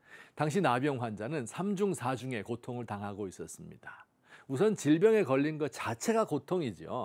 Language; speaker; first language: Korean; native; Korean